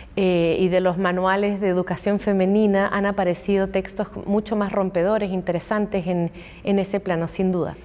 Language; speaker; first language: Spanish; native; Spanish